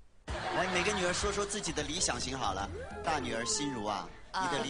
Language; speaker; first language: Chinese; native; Chinese